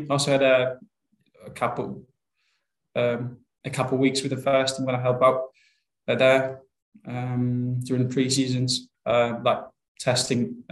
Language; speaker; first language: English; non-native, fluent; Polish